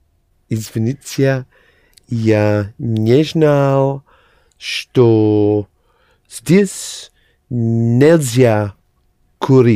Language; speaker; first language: Russian; non-native, learner; English